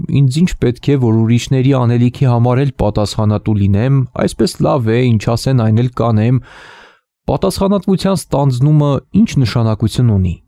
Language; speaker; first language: Armenian; native; Armenian